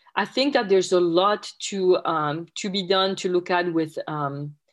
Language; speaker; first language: English; non-native, fluent; French